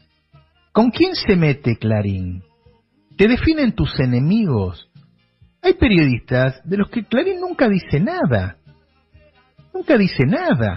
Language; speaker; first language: Spanish; native; Spanish